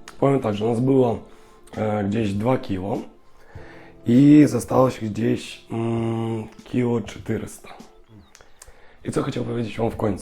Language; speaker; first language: Polish; non-native, learner; Russian